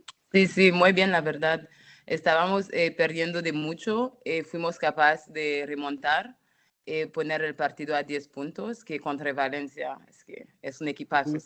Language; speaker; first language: Spanish; non-native, fluent; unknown